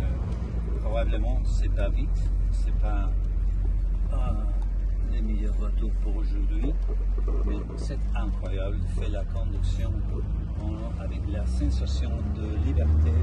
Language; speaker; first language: French; non-native, learner; Spanish